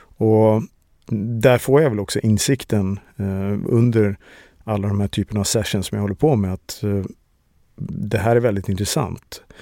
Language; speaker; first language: Swedish; native; Swedish